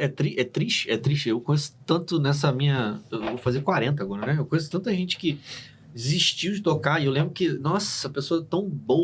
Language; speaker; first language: Portuguese; native; Portuguese